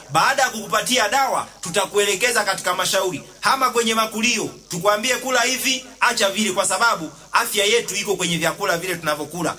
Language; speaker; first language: Swahili; native; Swahili